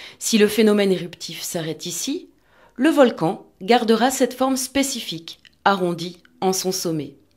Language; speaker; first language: French; native; French